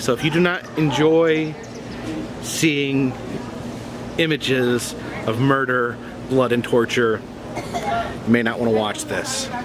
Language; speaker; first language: English; native; English